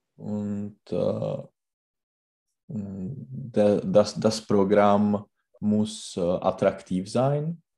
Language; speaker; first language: German; non-native, learner; Czech